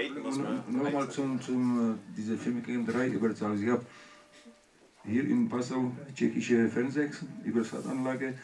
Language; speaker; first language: German; non-native, learner; Czech